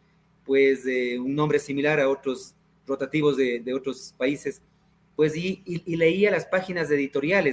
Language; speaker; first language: Spanish; native; Spanish